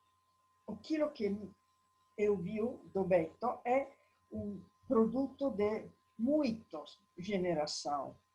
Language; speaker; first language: Portuguese; non-native, learner; Italian